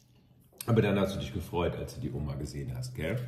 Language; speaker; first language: German; native; German